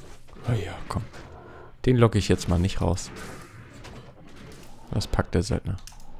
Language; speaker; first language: German; native; German